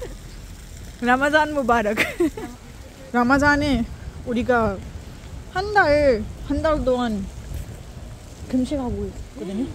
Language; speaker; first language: Korean; non-native, learner; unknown